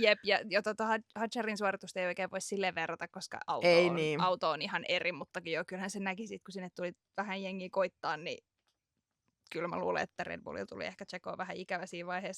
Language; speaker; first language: Finnish; native; Finnish